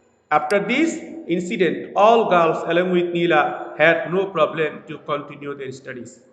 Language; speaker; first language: English; non-native, local second language; Bangla